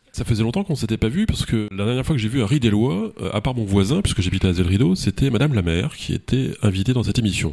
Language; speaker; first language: French; native; French